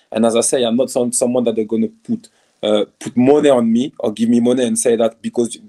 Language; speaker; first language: English; non-native, fluent; French